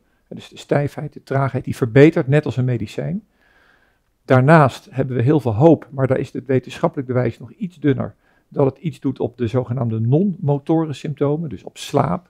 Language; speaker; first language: Dutch; native; Dutch